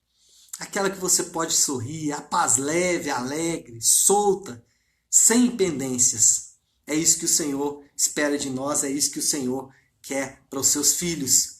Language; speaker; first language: Portuguese; native; Portuguese